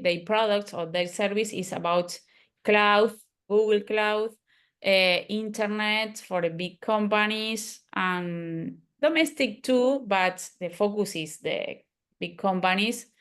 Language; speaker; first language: English; non-native, learner; Spanish